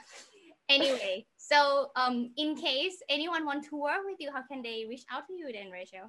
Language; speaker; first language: English; non-native, learner; Thai